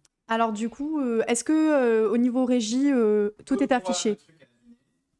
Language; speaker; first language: French; native; French